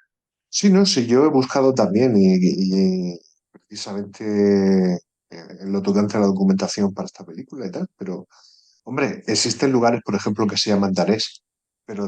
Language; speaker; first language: Spanish; native; Spanish